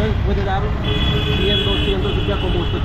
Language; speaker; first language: Spanish; non-native, learner; Hindi